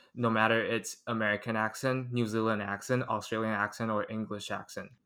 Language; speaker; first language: English; non-native, fluent; Chinese